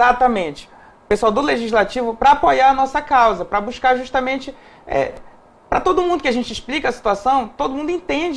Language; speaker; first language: Portuguese; native; Portuguese